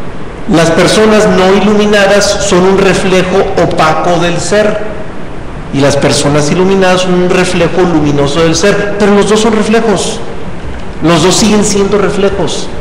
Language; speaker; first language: Spanish; native; Spanish